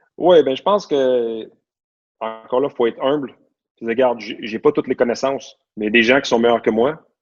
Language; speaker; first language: French; native; French